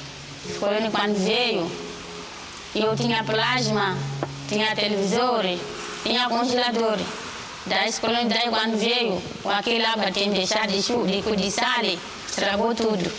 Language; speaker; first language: Portuguese; non-native, local second language; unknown